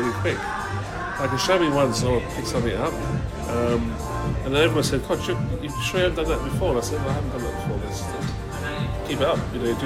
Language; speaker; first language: English; native; English